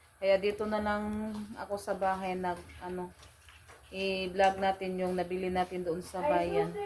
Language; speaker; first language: Filipino; non-native, local second language; Cebuano